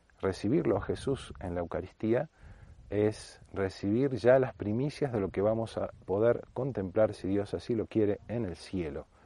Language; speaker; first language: Spanish; native; Spanish